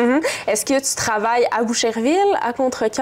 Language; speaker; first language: French; native; French